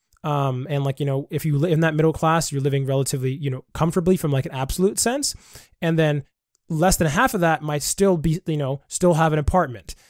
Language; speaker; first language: English; native; English